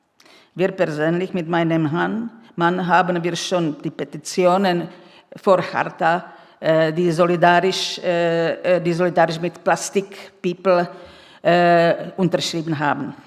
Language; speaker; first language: German; non-native, fluent; Czech